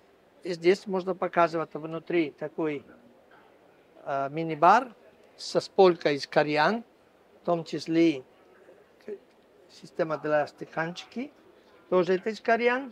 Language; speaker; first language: Russian; non-native, fluent; Italian